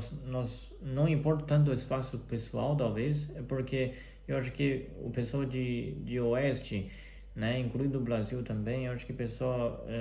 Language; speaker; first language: Portuguese; non-native, fluent; Chinese